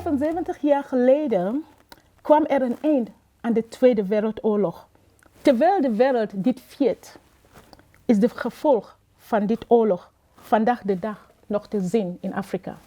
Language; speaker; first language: Dutch; non-native, fluent; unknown